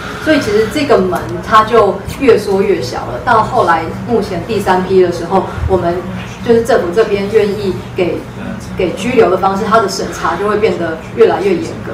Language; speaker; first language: Chinese; native; Chinese